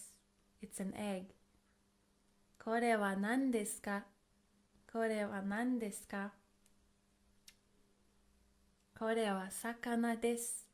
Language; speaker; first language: Japanese; non-native, fluent; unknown